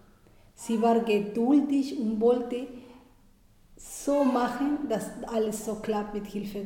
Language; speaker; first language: German; non-native, fluent; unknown